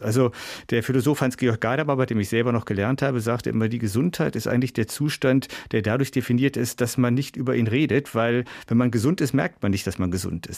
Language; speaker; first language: German; native; German